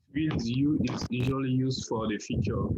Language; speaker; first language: English; non-native, learner; French